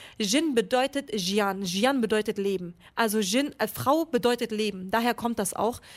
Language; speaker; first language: German; early bilingual, other home language; Kurdish